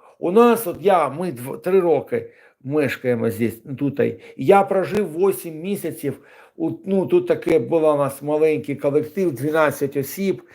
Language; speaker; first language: Ukrainian; non-native, local second language; Russian